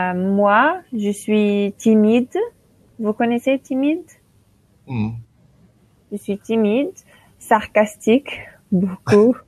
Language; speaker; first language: French; non-native, local second language; Arabic